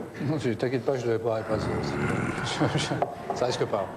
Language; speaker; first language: French; native; French